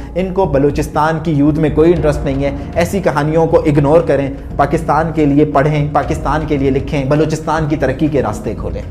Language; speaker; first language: Urdu; non-native, local second language; Pashto